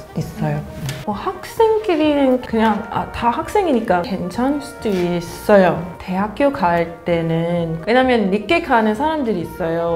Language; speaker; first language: Korean; non-native, fluent; English